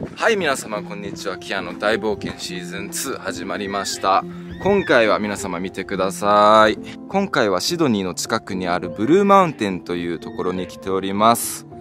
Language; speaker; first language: Japanese; early bilingual, heritage; Japanese